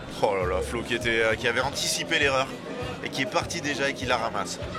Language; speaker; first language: French; native; French